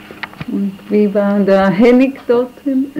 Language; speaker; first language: German; non-native, fluent; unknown